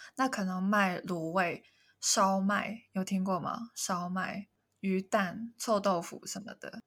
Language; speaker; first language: Chinese; non-native, local second language; Cantonese